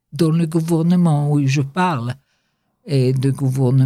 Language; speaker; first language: French; non-native, learner; Hebrew